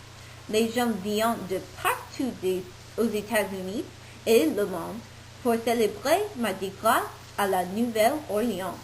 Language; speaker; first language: French; non-native, learner; English